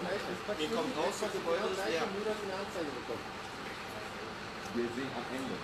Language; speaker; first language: German; non-native, fluent; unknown